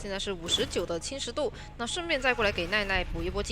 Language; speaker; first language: Chinese; native; Chinese